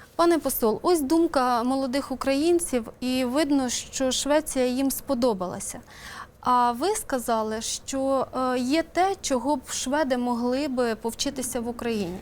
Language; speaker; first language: Ukrainian; native; Ukrainian